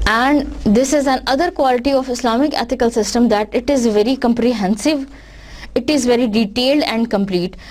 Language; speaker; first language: English; non-native, local second language; Urdu